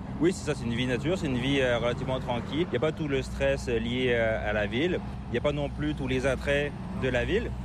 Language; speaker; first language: French; native; French